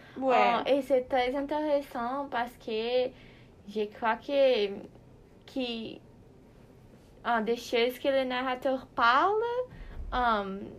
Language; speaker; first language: French; non-native, learner; Portuguese